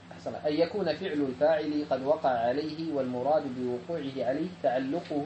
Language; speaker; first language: Arabic; native; Arabic